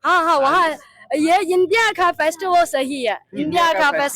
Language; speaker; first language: Hindi; non-native, learner; Chinese